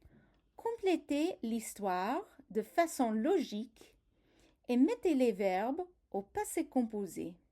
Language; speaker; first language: French; non-native, fluent; English